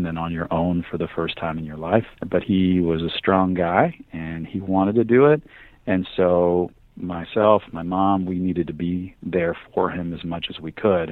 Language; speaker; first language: English; native; English